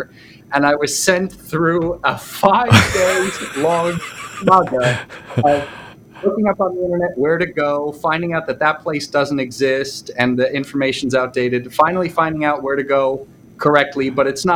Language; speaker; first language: English; native; English